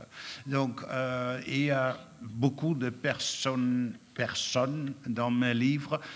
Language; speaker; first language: French; non-native, fluent; Dutch